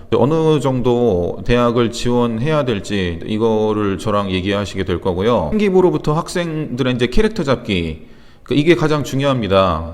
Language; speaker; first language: Korean; native; Korean